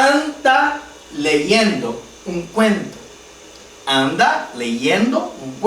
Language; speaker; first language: Spanish; non-native, fluent; Portuguese